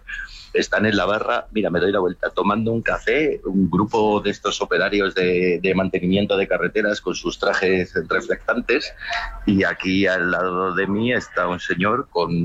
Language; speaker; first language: Spanish; native; Spanish